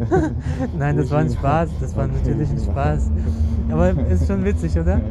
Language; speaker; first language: German; non-native, fluent; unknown